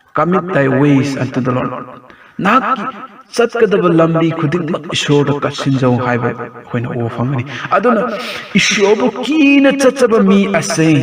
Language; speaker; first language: Manipuri; non-native, local second language; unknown